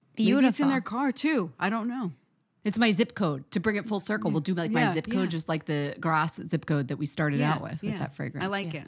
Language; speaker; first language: English; native; English